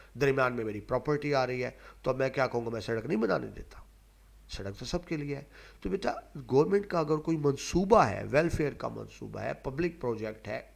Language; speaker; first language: Urdu; non-native, local second language; Punjabi